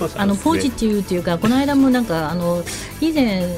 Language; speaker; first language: Japanese; non-native, fluent; Chinese